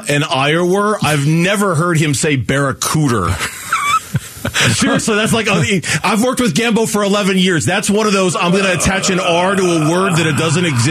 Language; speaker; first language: English; native; English